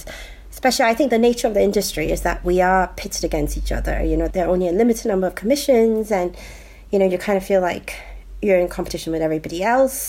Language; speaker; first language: English; non-native, local second language; Cantonese